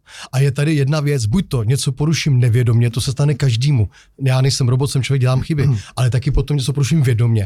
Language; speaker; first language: Czech; native; Czech